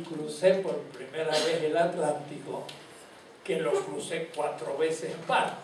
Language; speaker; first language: Spanish; native; Spanish